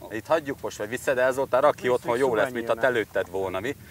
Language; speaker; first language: Hungarian; native; Hungarian